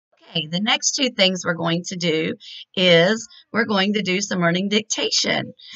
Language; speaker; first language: English; native; English